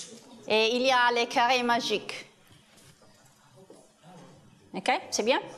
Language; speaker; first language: French; non-native, learner; Italian